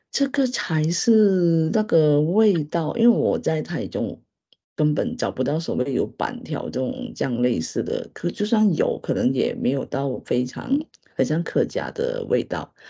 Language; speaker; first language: Chinese; non-native, local second language; Hakka Chinese